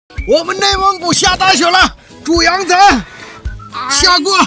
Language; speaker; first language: Chinese; native; Chinese